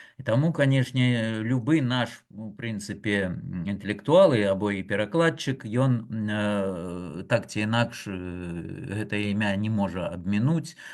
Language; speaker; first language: Belarusian; native; Belarusian